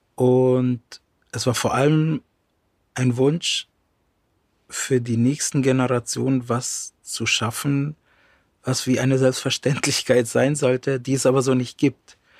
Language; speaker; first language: German; early bilingual, other home language; Romany